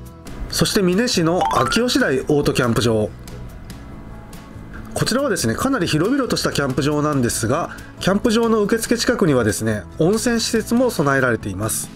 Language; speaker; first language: Japanese; native; Japanese